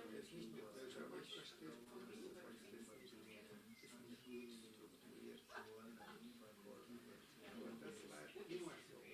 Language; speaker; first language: German; non-native, learner; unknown